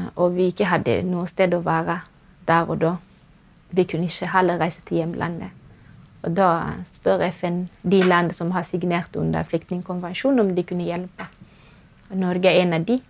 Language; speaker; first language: Norwegian; non-native, fluent; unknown